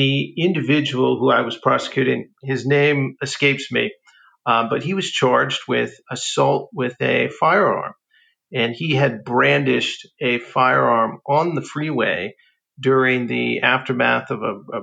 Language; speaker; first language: English; native; English